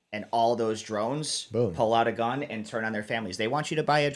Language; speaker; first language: English; native; English